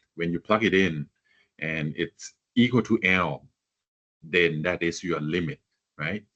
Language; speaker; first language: English; non-native, fluent; Thai